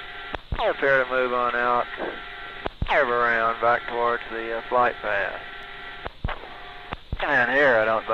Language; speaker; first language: English; native; English